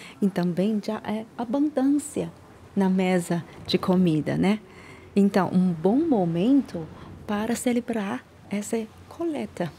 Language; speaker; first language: Portuguese; non-native, learner; Chinese